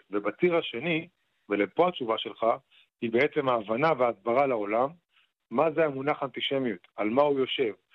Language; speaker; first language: Hebrew; native; Hebrew